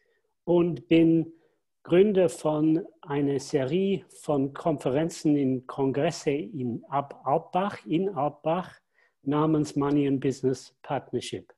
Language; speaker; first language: German; non-native, fluent; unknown